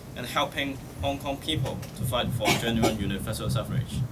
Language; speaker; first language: English; non-native, local second language; Cantonese